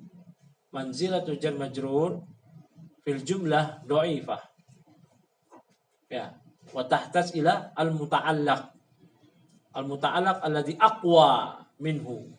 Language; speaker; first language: Arabic; non-native, fluent; Indonesian